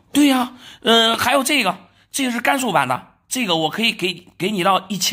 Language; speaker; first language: Chinese; native; Chinese